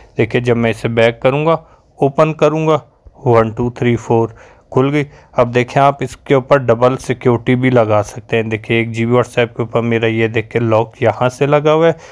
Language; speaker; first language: Urdu; native; Urdu